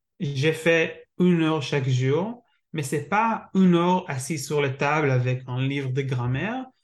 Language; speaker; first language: French; non-native, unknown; Hebrew